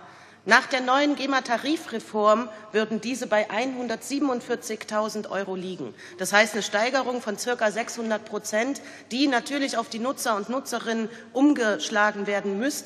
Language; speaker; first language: German; native; German